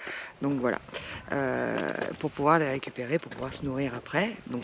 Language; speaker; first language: French; native; French